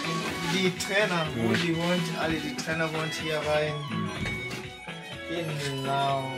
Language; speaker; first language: German; non-native, learner; Swahili